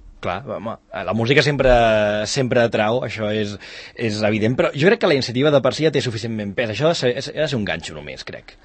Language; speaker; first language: Catalan; native; Catalan